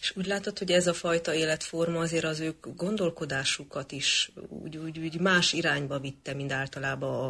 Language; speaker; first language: Hungarian; native; Hungarian